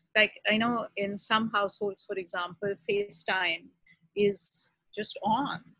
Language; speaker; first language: English; non-native, local second language; Urdu